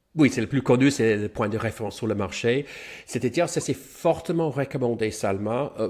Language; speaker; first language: French; non-native, fluent; English